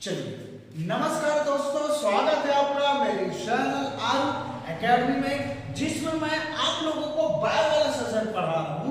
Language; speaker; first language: Hindi; non-native, local second language; Chhattisgarhi